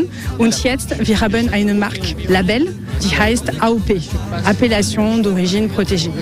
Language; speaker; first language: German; non-native, learner; French